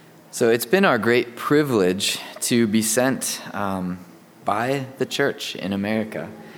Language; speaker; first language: English; native; English